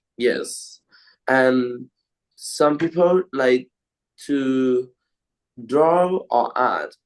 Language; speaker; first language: English; non-native, learner; Thai